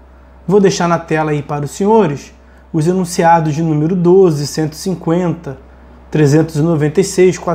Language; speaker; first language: Portuguese; native; Portuguese